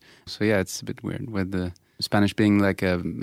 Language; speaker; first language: English; non-native, fluent; Swedish